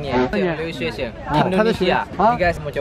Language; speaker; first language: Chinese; non-native, learner; Indonesian